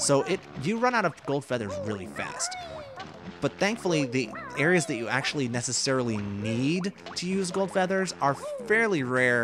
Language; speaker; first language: English; native; English